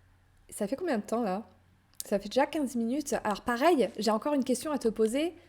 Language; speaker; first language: French; native; French